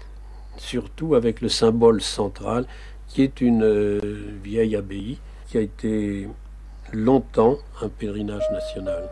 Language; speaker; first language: French; native; French